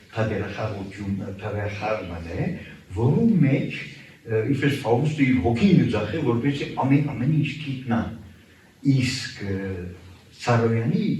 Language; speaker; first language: Armenian; early bilingual, heritage; Armenian